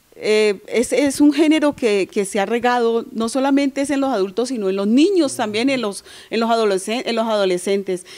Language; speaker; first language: Spanish; native; Spanish